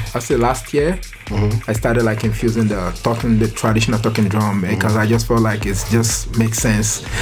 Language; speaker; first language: English; non-native, local second language; Yoruba